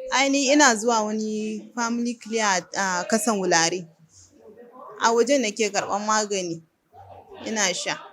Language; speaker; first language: Hausa; native; Hausa